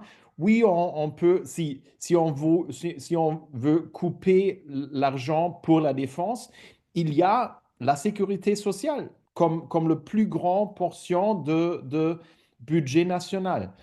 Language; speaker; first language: French; non-native, fluent; German